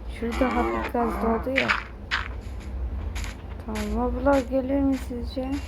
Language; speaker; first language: Turkish; early bilingual, other home language; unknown